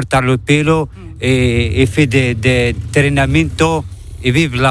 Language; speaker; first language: Spanish; non-native, learner; Arabic